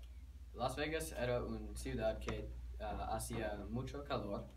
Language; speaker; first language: Spanish; non-native, learner; English